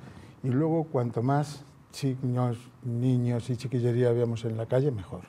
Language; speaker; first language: Spanish; native; Spanish